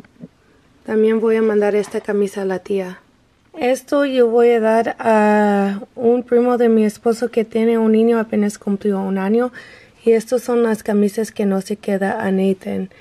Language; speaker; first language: Spanish; non-native, learner; English